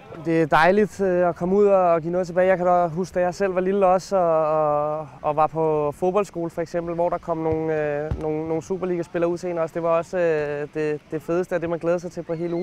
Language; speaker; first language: Danish; native; Danish